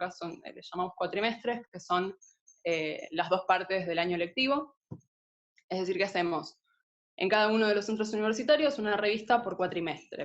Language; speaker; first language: Spanish; native; Spanish